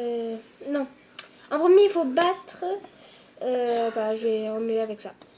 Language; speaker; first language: French; native; French